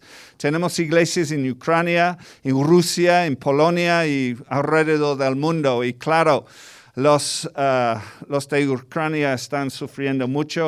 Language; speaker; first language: Spanish; non-native, fluent; English